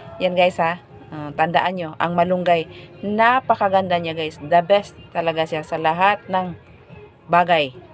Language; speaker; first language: Filipino; non-native, local second language; Cebuano